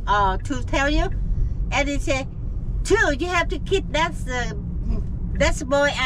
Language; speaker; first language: English; non-native, learner; Vietnamese